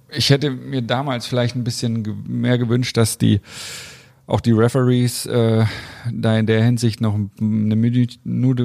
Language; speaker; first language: German; native; German